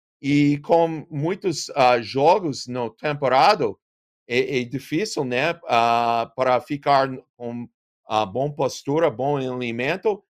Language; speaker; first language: Portuguese; non-native, learner; English